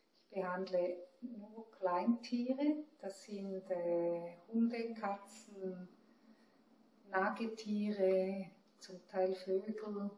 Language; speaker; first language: German; native; German